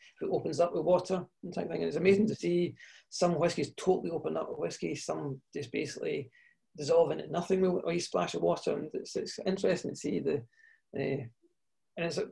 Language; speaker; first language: English; native; English